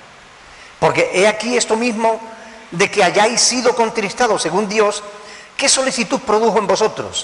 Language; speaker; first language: Spanish; native; Spanish